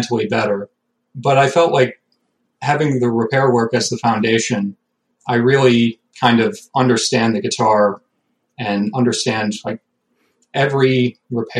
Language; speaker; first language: English; native; English